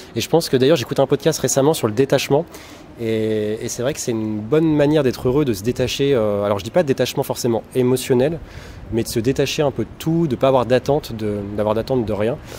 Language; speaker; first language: French; native; French